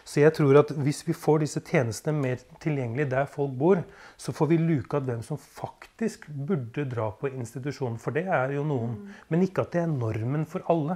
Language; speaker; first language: Norwegian; native; Norwegian